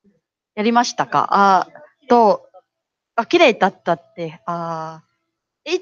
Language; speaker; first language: Japanese; non-native, fluent; Chinese